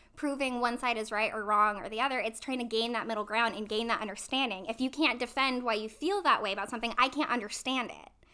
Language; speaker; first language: English; native; English